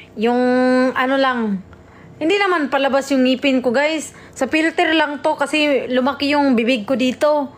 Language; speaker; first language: Filipino; non-native, local second language; Cebuano